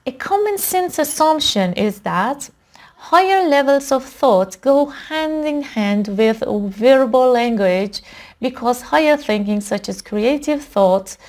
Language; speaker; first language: English; non-native, fluent; Persian